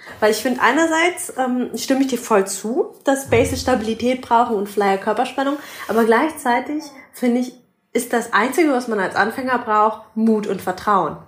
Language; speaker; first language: German; native; German